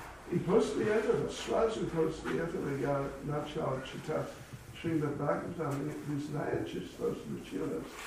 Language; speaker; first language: Russian; non-native, learner; English